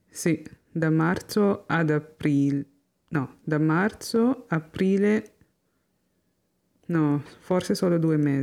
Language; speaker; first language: Italian; non-native, fluent; Filipino